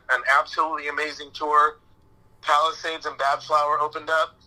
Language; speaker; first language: English; native; English